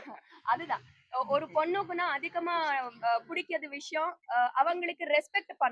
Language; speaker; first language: Tamil; non-native, fluent; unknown